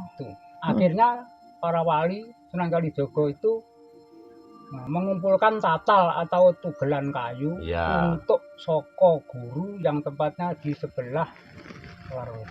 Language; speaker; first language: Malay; non-native, local second language; Javanese